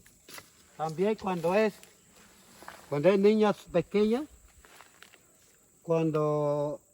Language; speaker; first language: Spanish; non-native, local second language; Ticuna